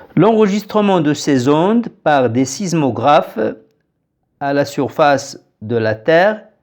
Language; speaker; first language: French; non-native, local second language; Arabic